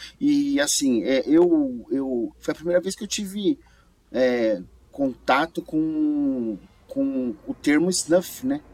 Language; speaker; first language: Portuguese; native; Portuguese